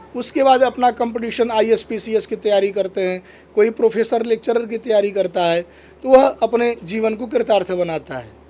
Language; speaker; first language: Hindi; native; Hindi